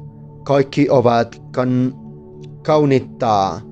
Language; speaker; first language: Finnish; non-native, learner; Spanish